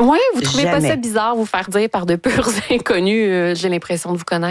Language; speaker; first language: French; native; French